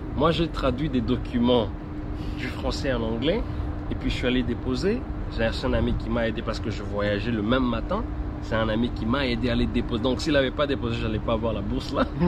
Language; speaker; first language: French; non-native, local second language; Lingala